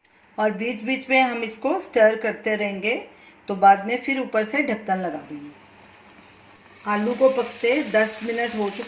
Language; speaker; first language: Hindi; native; Hindi